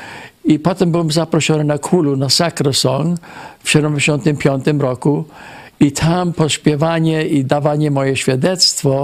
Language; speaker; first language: Polish; non-native, fluent; English